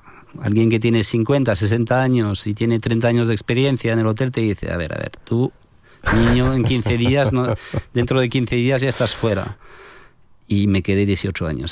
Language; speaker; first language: Spanish; non-native, fluent; French